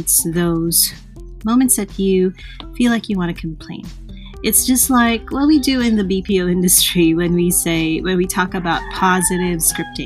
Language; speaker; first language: English; non-native, local second language; Filipino